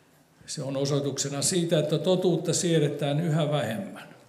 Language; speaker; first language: Finnish; native; Finnish